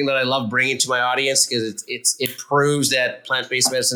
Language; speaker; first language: English; native; English